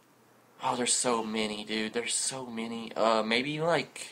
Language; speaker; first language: English; native; English